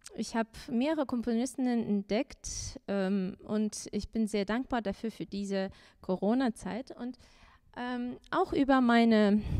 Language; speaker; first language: German; non-native, fluent; Azerbaijani